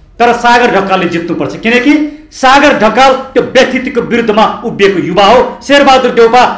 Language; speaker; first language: Nepali; native; Nepali